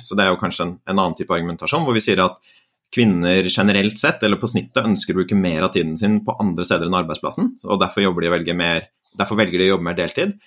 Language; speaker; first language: Norwegian; native; Norwegian